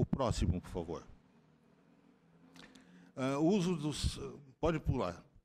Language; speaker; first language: Portuguese; native; Portuguese